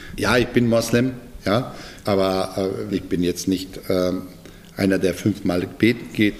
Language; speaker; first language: German; non-native, fluent; Bosnian